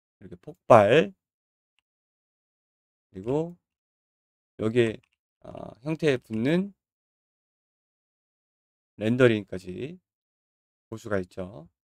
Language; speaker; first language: Korean; native; Korean